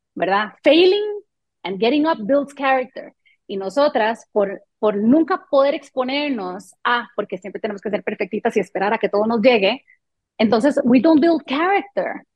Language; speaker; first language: Spanish; early bilingual, other home language; French